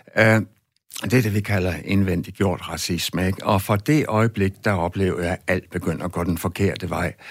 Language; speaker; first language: Danish; native; Danish